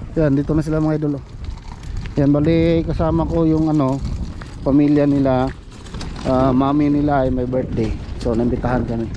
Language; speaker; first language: Filipino; non-native, local second language; Cebuano